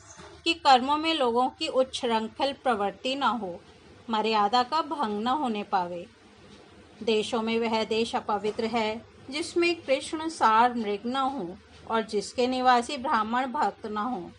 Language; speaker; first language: Hindi; native; Hindi